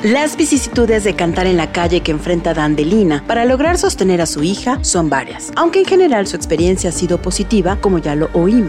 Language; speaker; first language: Spanish; native; Spanish